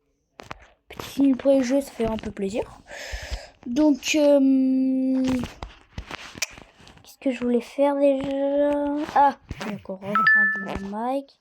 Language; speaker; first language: French; native; French